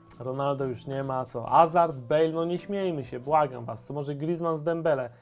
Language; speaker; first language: Polish; native; Polish